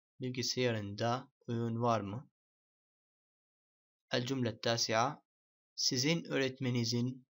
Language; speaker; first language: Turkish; non-native, fluent; Arabic